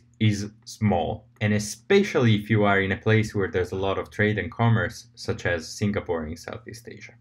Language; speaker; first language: English; non-native, fluent; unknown